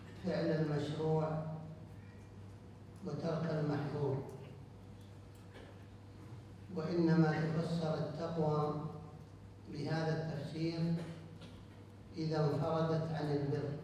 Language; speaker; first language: Arabic; native; Arabic